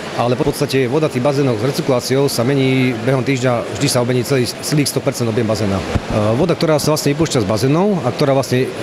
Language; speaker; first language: Slovak; native; Slovak